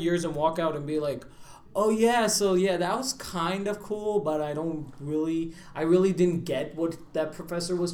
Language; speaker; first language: English; non-native, local second language; Marathi